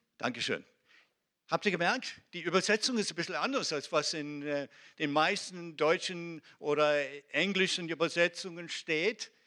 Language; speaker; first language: German; non-native, fluent; Hebrew